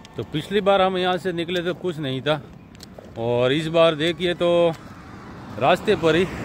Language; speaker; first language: Hindi; non-native, local second language; Gujarati